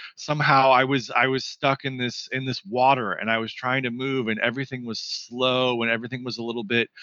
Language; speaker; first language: English; native; English